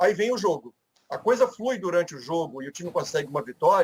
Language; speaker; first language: Portuguese; native; Portuguese